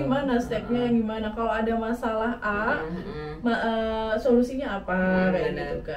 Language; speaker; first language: Indonesian; native; Indonesian